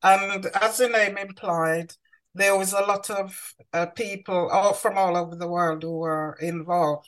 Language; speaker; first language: English; native; English